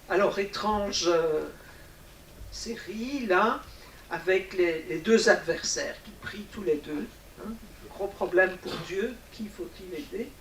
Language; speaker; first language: French; native; French